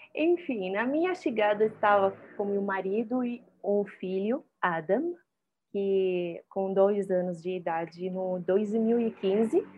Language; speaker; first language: Portuguese; non-native, fluent; Arabic